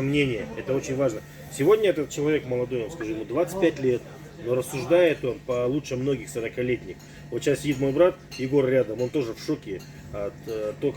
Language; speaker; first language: Russian; native; Russian